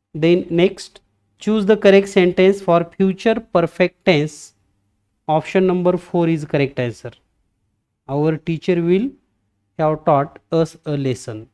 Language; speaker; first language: English; non-native, local second language; Marathi